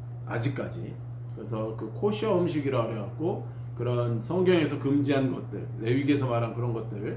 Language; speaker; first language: Korean; native; Korean